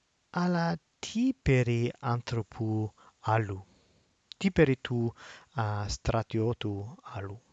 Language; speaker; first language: Greek; non-native, fluent; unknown